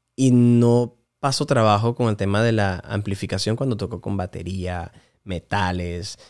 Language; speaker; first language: Spanish; native; Spanish